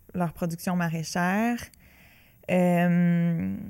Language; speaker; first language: French; native; French